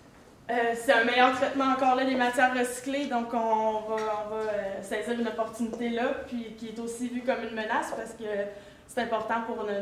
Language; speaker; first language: French; native; French